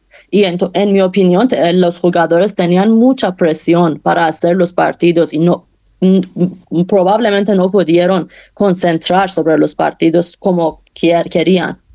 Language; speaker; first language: Spanish; non-native, fluent; Persian